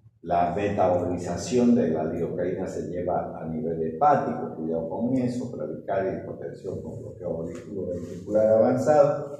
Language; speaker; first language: Spanish; native; Spanish